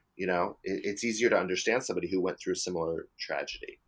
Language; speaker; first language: English; early bilingual, other home language; Italian